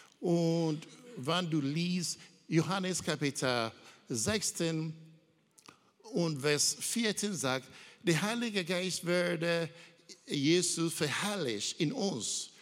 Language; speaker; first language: German; non-native, learner; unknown